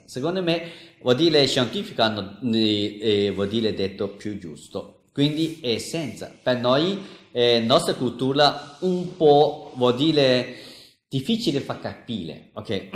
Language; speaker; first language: Italian; non-native, learner; Chinese